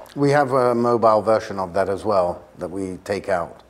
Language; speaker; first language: English; native; English